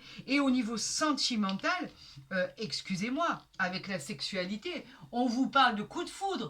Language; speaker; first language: French; native; French